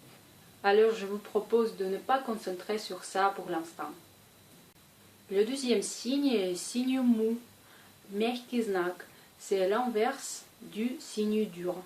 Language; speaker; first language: French; non-native, fluent; Russian